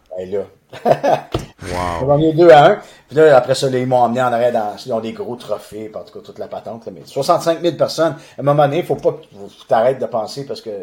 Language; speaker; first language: French; native; French